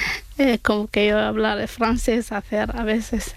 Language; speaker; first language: Spanish; non-native, learner; Arabic